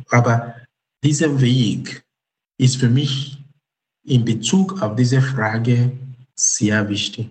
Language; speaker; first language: German; non-native, fluent; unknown